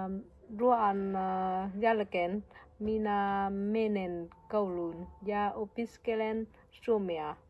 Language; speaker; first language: Finnish; non-native, learner; Vietnamese